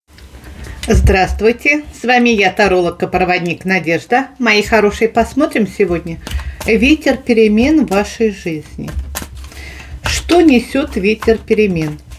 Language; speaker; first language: Russian; native; Russian